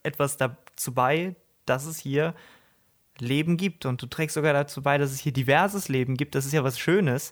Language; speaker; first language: German; native; German